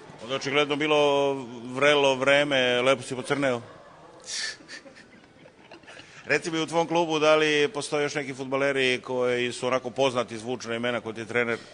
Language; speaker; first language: Serbian; native; Serbian